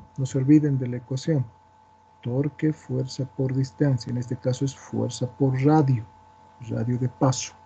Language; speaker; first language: Spanish; native; Spanish